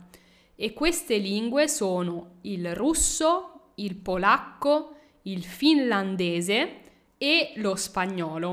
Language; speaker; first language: Italian; native; Italian